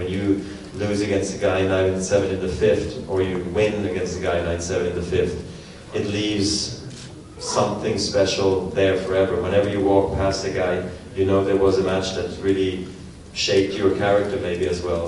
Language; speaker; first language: English; non-native, fluent; German